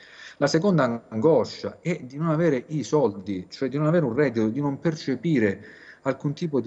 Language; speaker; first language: Italian; native; Italian